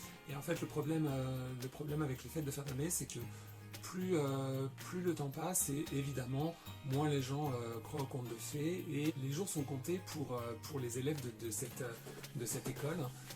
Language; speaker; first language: French; native; French